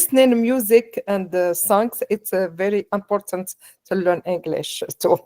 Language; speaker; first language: English; non-native, learner; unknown